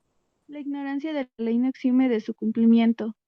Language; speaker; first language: Spanish; native; Spanish